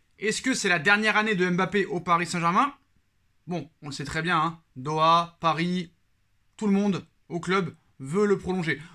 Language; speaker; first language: French; native; French